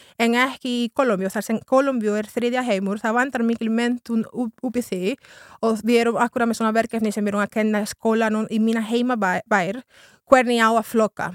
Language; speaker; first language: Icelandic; non-native, fluent; Spanish